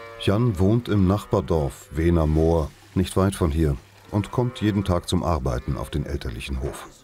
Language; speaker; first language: German; native; German